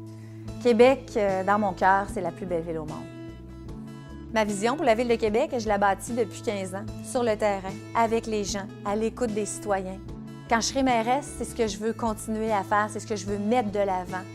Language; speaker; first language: French; native; French